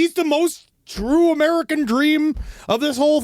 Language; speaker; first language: English; native; English